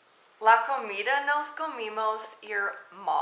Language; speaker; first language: Spanish; non-native, learner; English